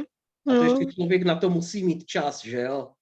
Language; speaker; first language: Czech; non-native, fluent; Polish